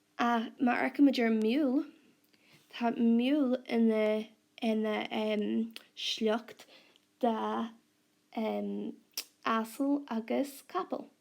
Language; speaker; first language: Irish; non-native, local second language; English